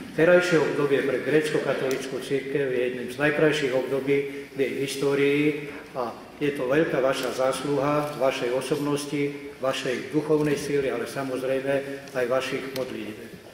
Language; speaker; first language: Slovak; native; Slovak